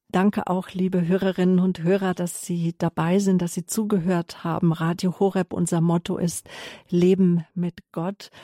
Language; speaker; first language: German; native; German